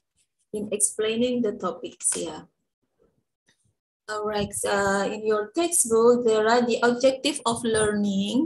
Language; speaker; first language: English; non-native, fluent; Indonesian